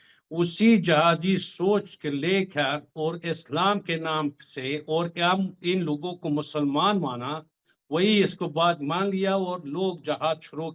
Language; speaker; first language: Hindi; non-native, fluent; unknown